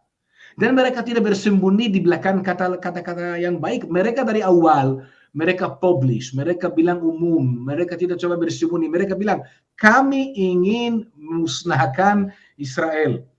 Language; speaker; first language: Indonesian; non-native, fluent; Hebrew